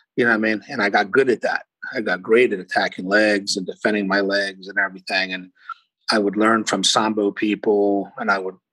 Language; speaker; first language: English; early bilingual, other home language; Portuguese